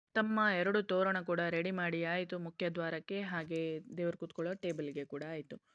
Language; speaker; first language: Kannada; non-native, local second language; Konkani